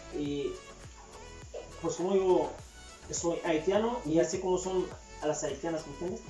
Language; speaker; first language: Spanish; non-native, fluent; Haitian Creole